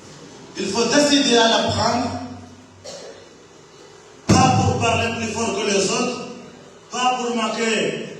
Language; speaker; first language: French; non-native, local second language; Comorian